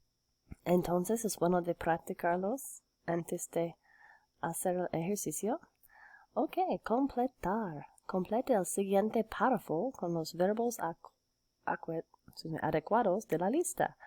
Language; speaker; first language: Spanish; non-native, fluent; English